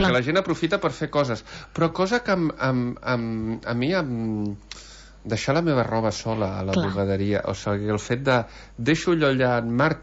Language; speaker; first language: Catalan; native; Catalan